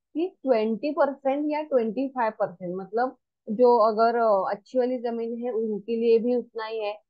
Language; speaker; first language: Hindi; non-native, local second language; Marathi